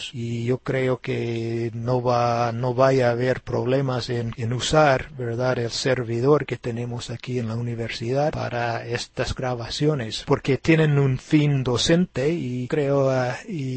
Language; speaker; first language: Spanish; non-native, fluent; English